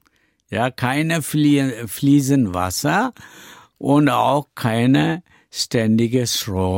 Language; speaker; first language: German; non-native, learner; Tamil